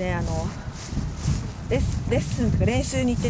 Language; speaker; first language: Japanese; native; Japanese